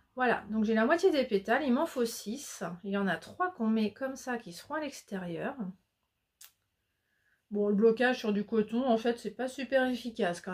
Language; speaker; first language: French; native; French